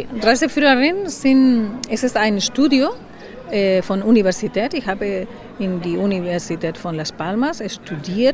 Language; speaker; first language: German; non-native, learner; Spanish